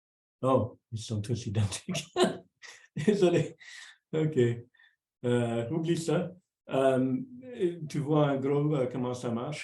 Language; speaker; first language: French; non-native, local second language; English